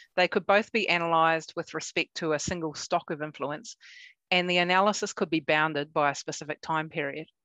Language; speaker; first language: English; native; English